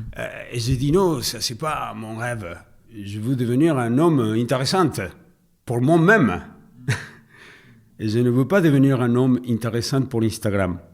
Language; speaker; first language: French; non-native, fluent; Spanish